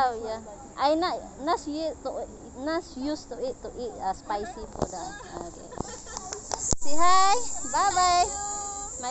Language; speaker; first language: English; non-native, learner; Filipino